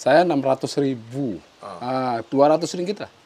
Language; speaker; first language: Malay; non-native, local second language; Javanese